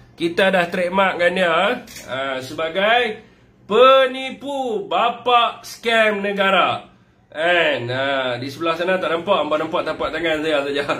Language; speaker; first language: Malay; native; Malay